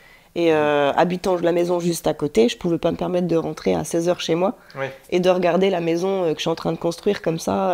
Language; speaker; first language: French; native; French